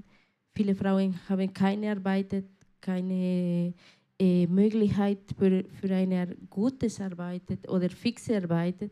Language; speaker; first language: German; non-native, learner; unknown